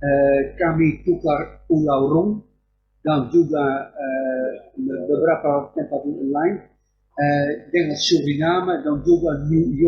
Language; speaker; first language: Indonesian; non-native, fluent; Dutch